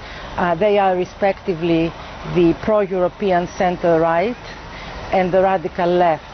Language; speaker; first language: English; non-native, fluent; Greek